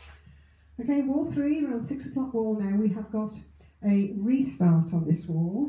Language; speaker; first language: English; native; English